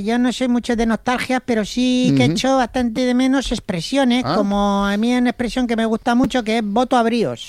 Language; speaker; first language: Spanish; native; Spanish